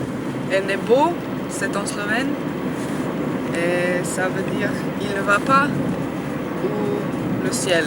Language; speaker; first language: French; non-native, fluent; Slovenian